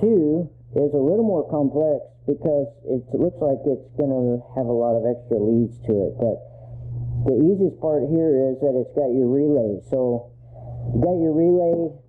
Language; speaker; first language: English; native; English